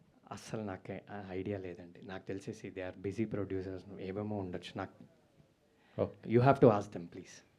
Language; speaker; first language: Telugu; native; Telugu